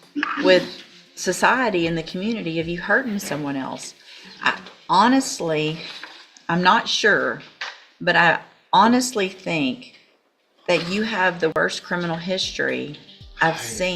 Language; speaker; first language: English; native; English